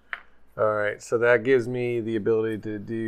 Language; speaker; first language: English; native; English